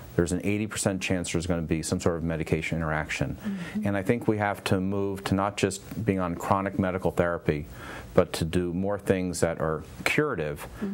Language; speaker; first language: English; native; English